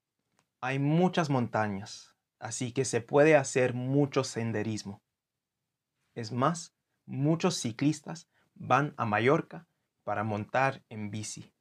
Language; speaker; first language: Spanish; non-native, fluent; English